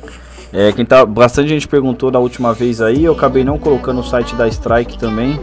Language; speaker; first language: Portuguese; native; Portuguese